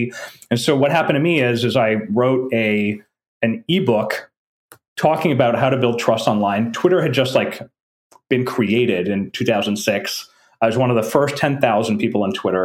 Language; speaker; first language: English; non-native, fluent; French